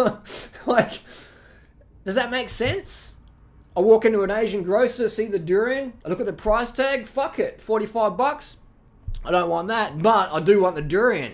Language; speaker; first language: English; native; English